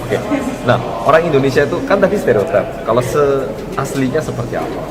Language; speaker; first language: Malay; non-native, fluent; Korean